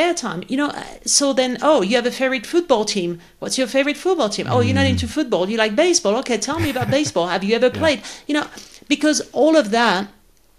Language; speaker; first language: English; non-native, fluent; French